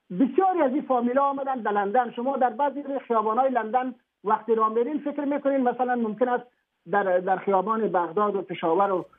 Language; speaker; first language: Persian; native; Persian